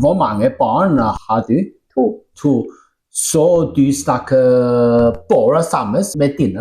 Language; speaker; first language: Norwegian; non-native, learner; Welsh